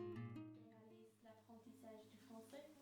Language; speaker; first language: French; non-native, learner; English